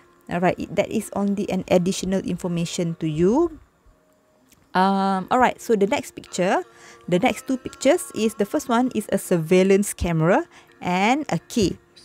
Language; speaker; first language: English; non-native, local second language; Malay